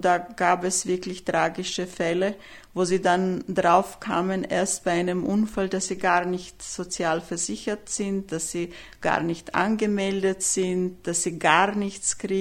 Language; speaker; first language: German; non-native, fluent; Serbian